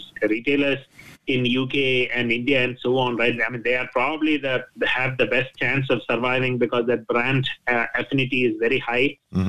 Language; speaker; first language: English; non-native, local second language; Malayalam